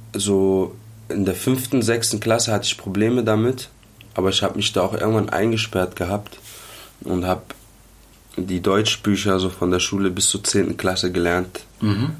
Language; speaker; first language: German; early bilingual, other home language; Arabic